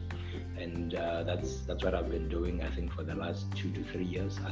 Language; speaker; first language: English; non-native, local second language; Tswana